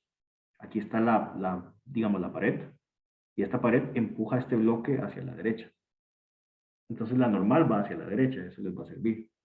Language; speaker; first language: Spanish; native; Spanish